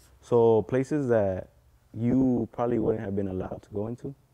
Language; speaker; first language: English; native; English